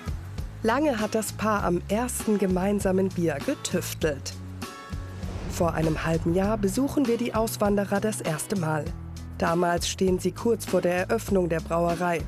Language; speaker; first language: German; native; German